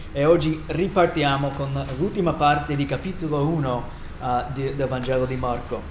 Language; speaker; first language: Italian; non-native, fluent; English